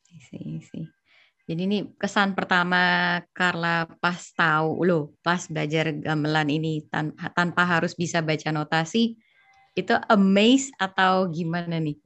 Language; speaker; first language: Indonesian; native; Indonesian